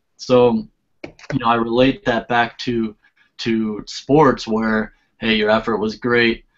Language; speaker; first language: English; native; English